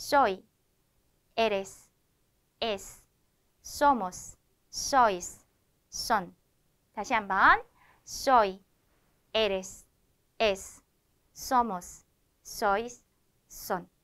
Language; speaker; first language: Spanish; non-native, fluent; Korean